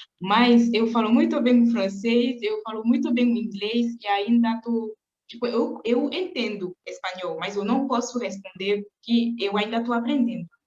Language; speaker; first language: Portuguese; non-native, fluent; French